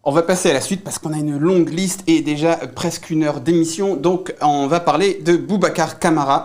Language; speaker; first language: French; native; French